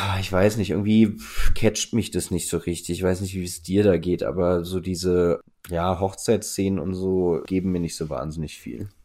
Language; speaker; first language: German; native; German